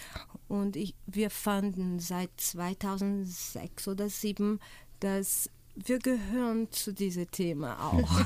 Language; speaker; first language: German; non-native, fluent; Portuguese